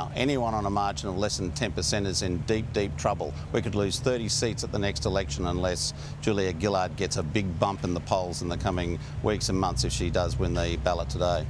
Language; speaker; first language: English; native; English